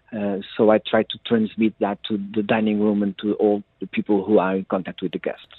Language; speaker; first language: English; non-native, fluent; Portuguese